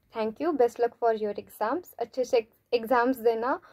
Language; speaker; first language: Hindi; non-native, local second language; Marathi